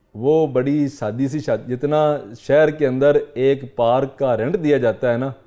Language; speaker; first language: Urdu; non-native, local second language; Punjabi